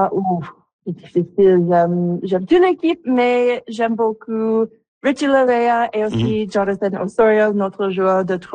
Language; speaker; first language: French; non-native, local second language; English